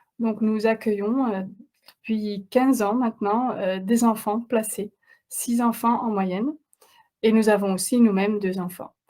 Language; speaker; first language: French; non-native, fluent; Dutch